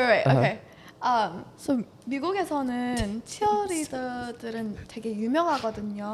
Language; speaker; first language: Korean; early bilingual, heritage; Korean